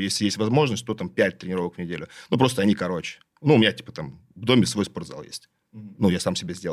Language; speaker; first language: Russian; native; Russian